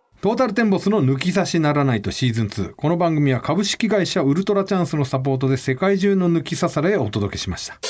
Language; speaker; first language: Japanese; native; Japanese